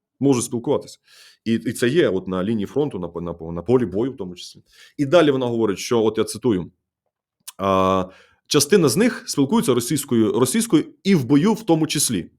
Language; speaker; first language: Ukrainian; native; Ukrainian